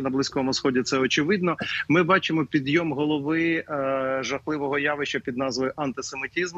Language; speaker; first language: Ukrainian; native; Ukrainian